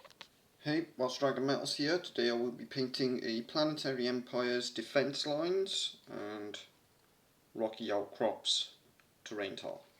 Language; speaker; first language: English; native; English